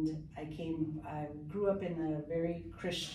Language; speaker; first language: English; early bilingual, other home language; Spanish